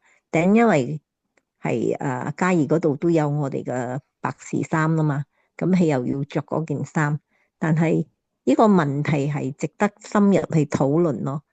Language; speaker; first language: Cantonese; native; Cantonese